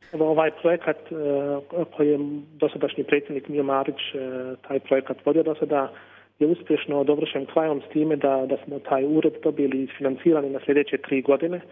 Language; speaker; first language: Croatian; early bilingual, heritage; Croatian